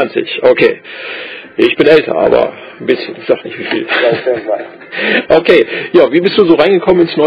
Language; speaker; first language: German; native; German